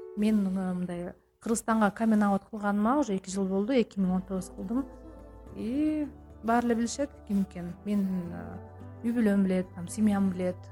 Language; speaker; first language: Kyrgyz; non-native, local second language; Russian